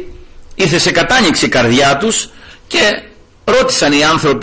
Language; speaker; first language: Greek; native; Greek